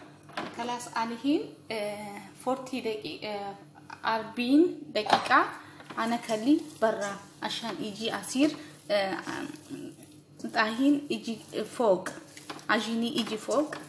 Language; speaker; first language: Arabic; non-native, learner; Amharic